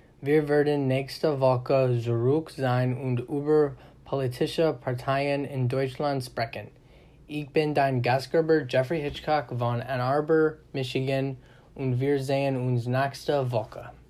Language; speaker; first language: German; non-native, learner; English